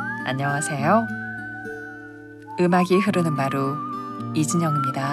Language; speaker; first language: Korean; native; Korean